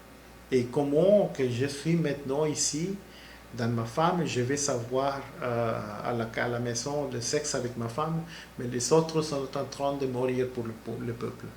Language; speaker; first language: French; non-native, learner; Spanish